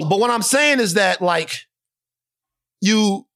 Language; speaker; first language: English; native; English